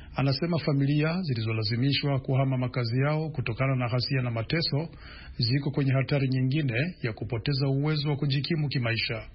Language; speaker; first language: Swahili; non-native, local second language; Rundi